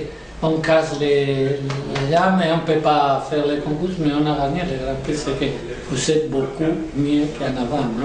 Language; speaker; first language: French; non-native, learner; Spanish